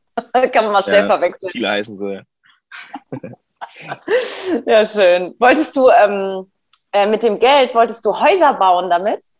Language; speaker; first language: German; native; German